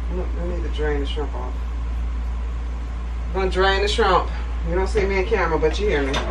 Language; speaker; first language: English; native; English